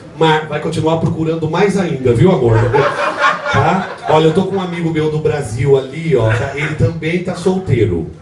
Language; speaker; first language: Portuguese; native; Portuguese